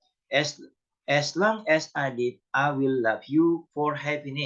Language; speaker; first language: English; non-native, fluent; Indonesian